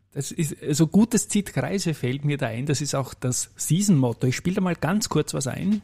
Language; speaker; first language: German; native; German